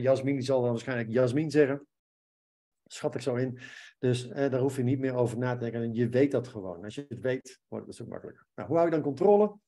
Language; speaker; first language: Dutch; native; Dutch